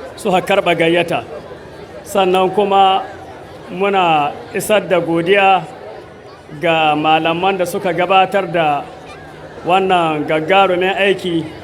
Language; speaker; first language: Hausa; native; Hausa